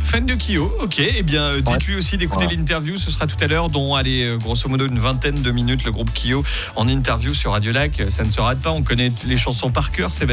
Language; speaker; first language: French; native; French